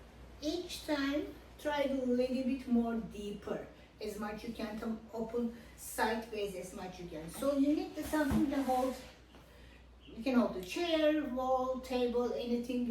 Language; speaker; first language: English; non-native, fluent; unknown